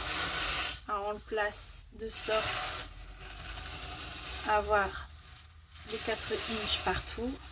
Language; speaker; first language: French; native; French